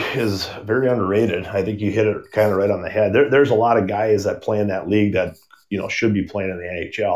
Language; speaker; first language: English; native; English